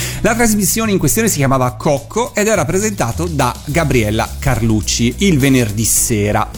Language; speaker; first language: Italian; native; Italian